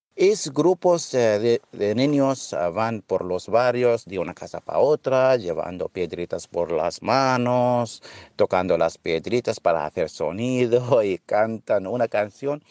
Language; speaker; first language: Spanish; non-native, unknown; Arabic